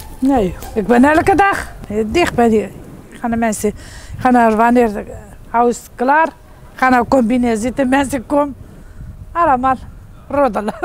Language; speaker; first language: Dutch; non-native, learner; Turkish